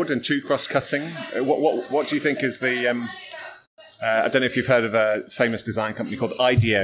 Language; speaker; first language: English; native; English